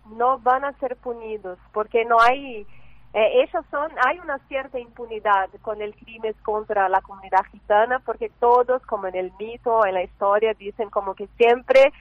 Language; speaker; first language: Spanish; non-native, fluent; Portuguese